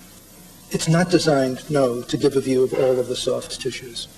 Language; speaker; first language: English; native; English